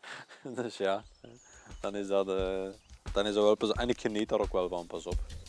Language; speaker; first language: Dutch; native; Dutch